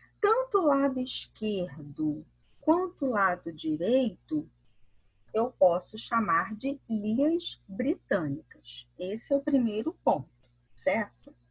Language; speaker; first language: Portuguese; native; Portuguese